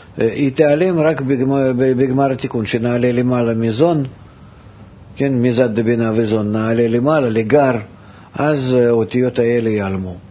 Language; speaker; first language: Hebrew; non-native, fluent; Russian